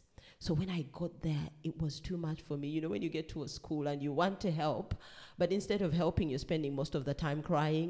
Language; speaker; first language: English; non-native, local second language; Ganda